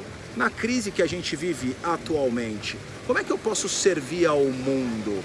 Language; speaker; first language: Portuguese; native; Portuguese